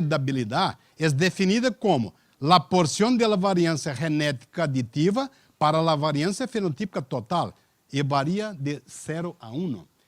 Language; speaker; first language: Spanish; non-native, learner; Portuguese